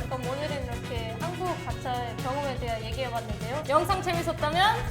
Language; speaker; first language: Korean; non-native, fluent; German